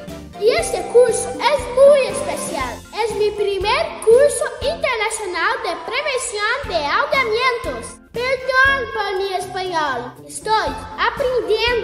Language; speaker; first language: Spanish; non-native, learner; Portuguese